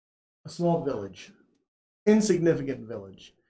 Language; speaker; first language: English; native; English